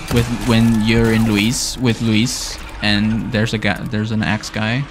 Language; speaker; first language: English; non-native, fluent; Spanish